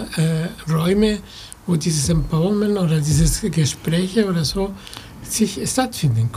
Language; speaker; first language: German; non-native, fluent; Spanish